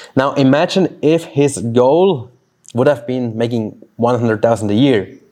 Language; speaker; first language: English; non-native, fluent; Swiss German